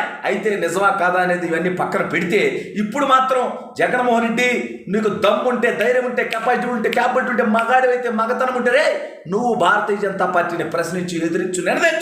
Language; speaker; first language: Telugu; native; Telugu